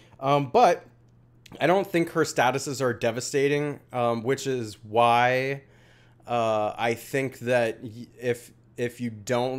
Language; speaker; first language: English; native; English